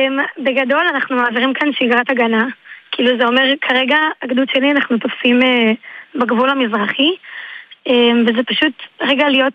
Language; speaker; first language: Hebrew; native; Hebrew